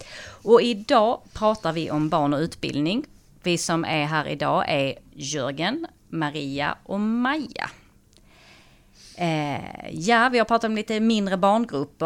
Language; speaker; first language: Swedish; native; Swedish